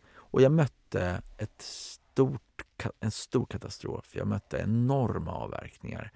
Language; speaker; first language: Swedish; native; Swedish